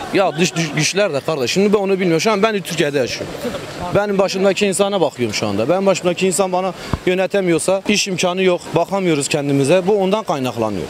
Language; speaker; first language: Turkish; non-native, local second language; Kurdish